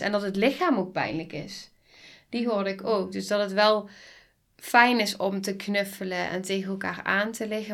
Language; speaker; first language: Dutch; native; Dutch